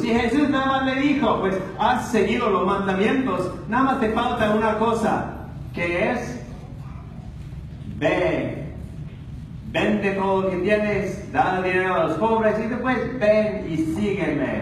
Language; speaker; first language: Spanish; non-native, fluent; English